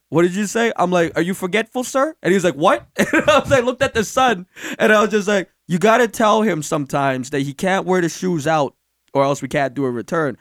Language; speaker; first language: English; native; English